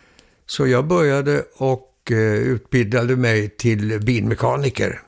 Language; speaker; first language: Swedish; early bilingual, heritage; Swedish